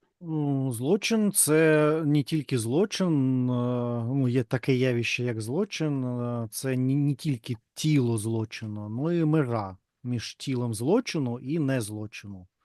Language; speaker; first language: Ukrainian; non-native, learner; Russian